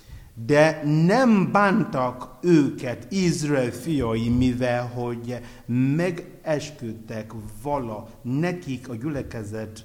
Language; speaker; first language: Hungarian; non-native, learner; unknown